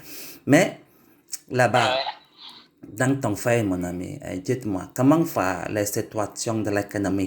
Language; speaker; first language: French; non-native, learner; Indonesian